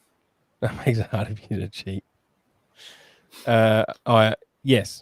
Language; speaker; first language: English; native; English